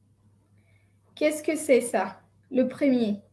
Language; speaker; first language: French; non-native, fluent; Spanish